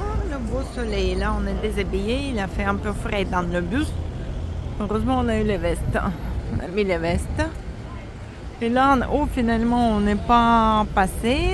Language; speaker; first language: French; non-native, fluent; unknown